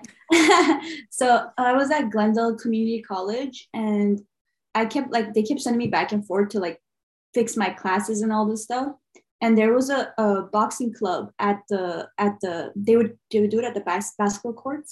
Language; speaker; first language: English; early bilingual, other home language; Armenian